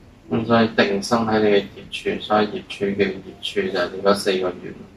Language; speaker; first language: Chinese; native; Chinese